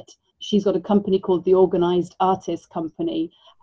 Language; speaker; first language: English; native; English